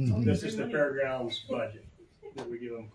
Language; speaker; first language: English; native; English